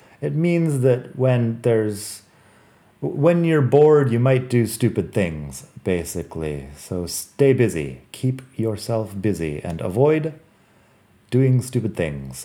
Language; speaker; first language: English; native; English